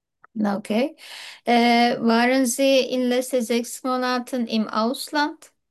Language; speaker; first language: German; non-native, learner; Turkish